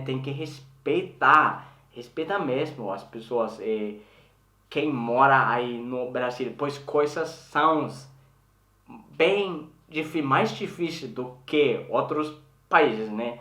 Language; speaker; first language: Portuguese; non-native, learner; Swedish